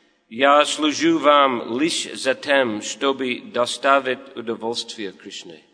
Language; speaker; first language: Russian; non-native, fluent; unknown